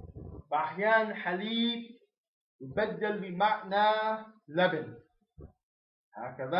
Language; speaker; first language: Arabic; non-native, fluent; English